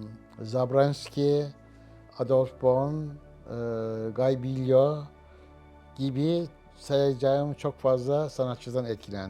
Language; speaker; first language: Turkish; native; Turkish